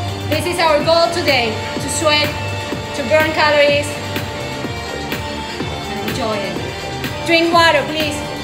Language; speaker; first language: English; non-native, fluent; Spanish